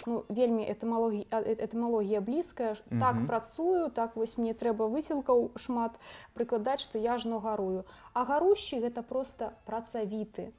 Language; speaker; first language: Belarusian; native; Belarusian